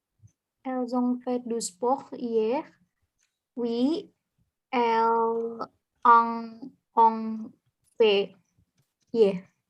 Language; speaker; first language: French; non-native, learner; Indonesian